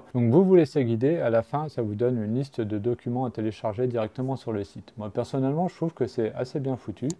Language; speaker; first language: French; native; French